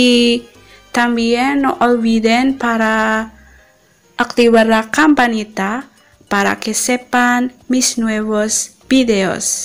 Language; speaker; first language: Spanish; non-native, fluent; Indonesian